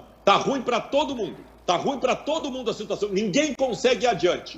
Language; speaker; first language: Portuguese; native; Portuguese